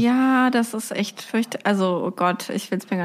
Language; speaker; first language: German; native; German